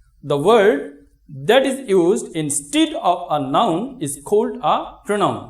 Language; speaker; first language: English; non-native, local second language; Bangla